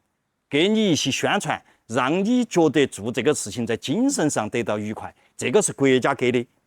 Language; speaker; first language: Chinese; native; Chinese